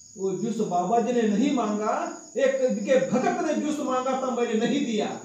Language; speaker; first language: Hindi; non-native, local second language; Marathi